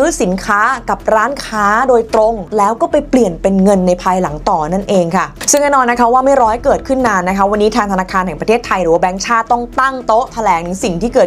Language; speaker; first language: Thai; native; Thai